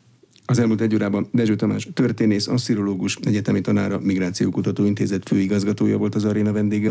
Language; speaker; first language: Hungarian; native; Hungarian